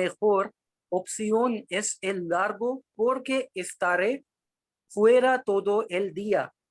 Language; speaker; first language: Spanish; non-native, learner; Hindi